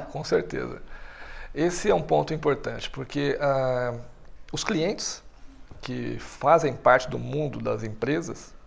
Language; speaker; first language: Portuguese; native; Portuguese